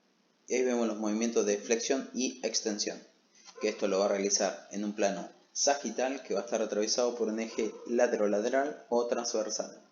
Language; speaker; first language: Spanish; native; Spanish